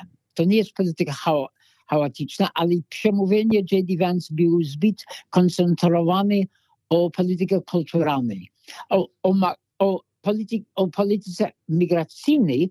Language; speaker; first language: Polish; non-native, fluent; English